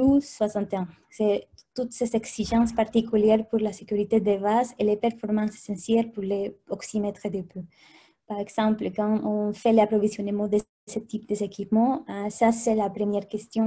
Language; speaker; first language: French; non-native, fluent; Spanish